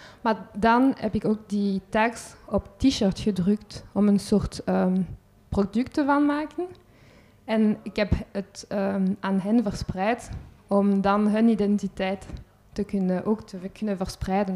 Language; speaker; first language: Dutch; non-native, local second language; French